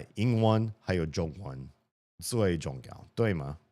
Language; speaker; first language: Chinese; non-native, learner; English